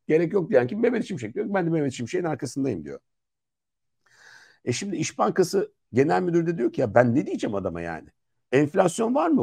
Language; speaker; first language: Turkish; native; Turkish